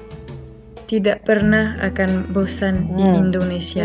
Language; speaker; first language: Indonesian; non-native, fluent; French